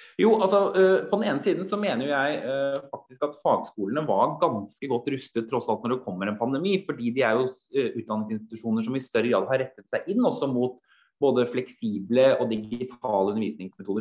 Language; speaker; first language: Norwegian; native; Norwegian